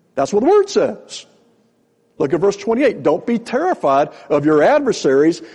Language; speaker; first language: English; native; English